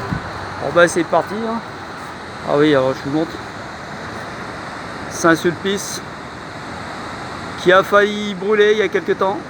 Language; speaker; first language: French; native; French